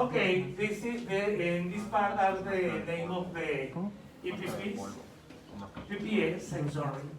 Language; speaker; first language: English; non-native, learner; Spanish